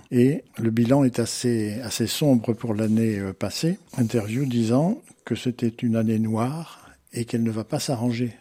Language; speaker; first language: French; native; French